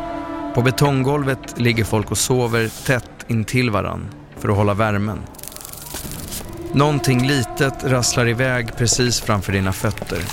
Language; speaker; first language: Swedish; native; Swedish